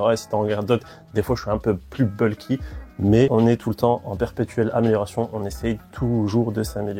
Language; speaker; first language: French; native; French